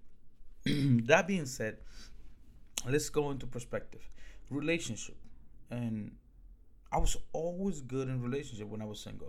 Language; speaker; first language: English; early bilingual, other home language; Spanish